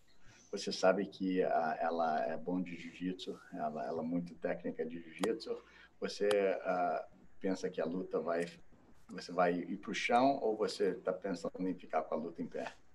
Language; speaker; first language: Portuguese; non-native, fluent; English